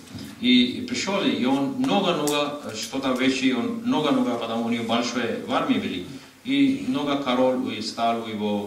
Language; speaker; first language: Russian; non-native, learner; Hindi